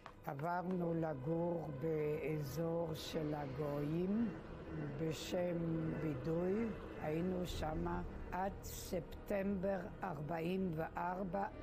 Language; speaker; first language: Hebrew; non-native, fluent; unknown